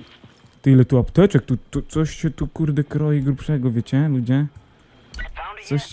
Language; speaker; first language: Polish; native; Polish